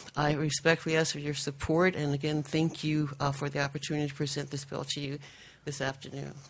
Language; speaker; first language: English; native; English